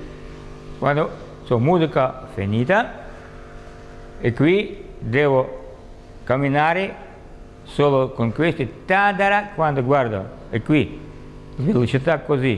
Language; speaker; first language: Italian; non-native, learner; Russian